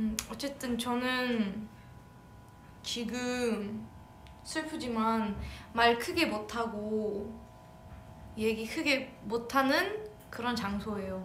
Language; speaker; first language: Korean; early bilingual, heritage; English